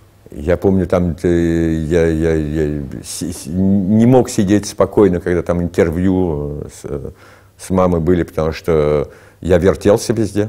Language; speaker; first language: Russian; early bilingual, heritage; Russian